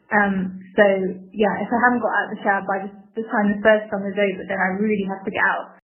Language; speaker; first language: English; native; English